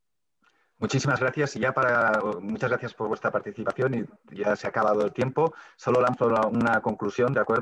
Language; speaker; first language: Spanish; native; Spanish